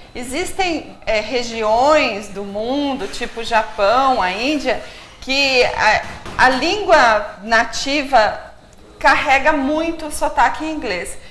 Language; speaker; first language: Portuguese; native; Portuguese